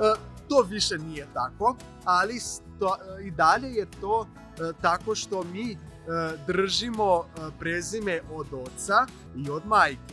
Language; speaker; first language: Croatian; non-native, fluent; Portuguese